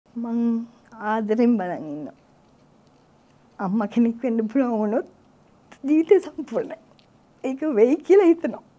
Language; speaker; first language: Sinhala; native; Sinhala